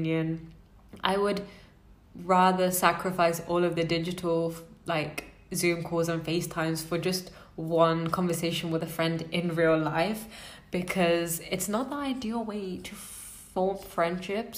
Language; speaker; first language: English; native; English